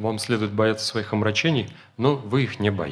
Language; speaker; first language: Russian; native; Russian